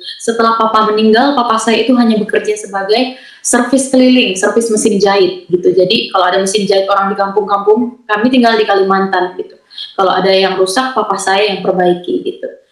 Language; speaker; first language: Indonesian; native; Indonesian